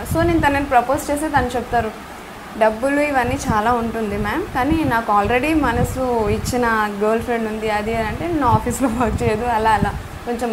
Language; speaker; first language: Telugu; non-native, fluent; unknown